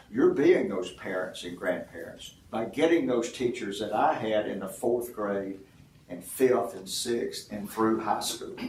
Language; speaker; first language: English; native; English